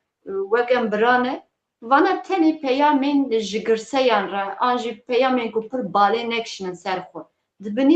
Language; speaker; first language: Kurdish; native; Kurdish